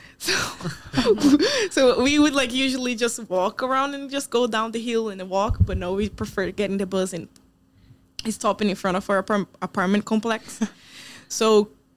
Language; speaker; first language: English; non-native, fluent; Portuguese